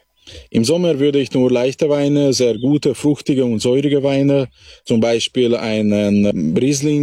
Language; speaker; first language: German; non-native, local second language; Hungarian